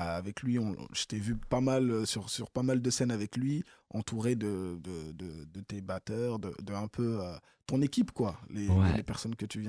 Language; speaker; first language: French; native; French